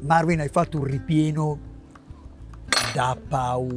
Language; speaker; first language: Italian; native; Italian